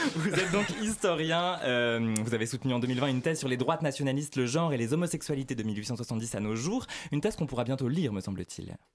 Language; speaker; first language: French; native; French